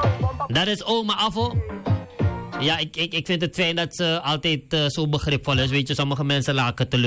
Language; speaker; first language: Dutch; native; Dutch